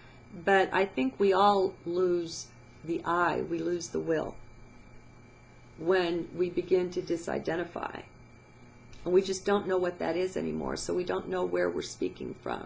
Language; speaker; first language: English; native; English